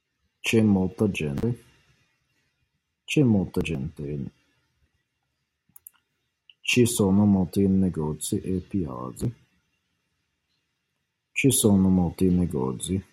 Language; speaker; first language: Italian; non-native, learner; English